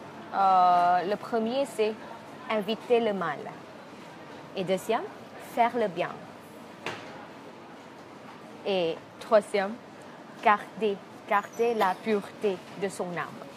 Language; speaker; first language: French; non-native, fluent; Thai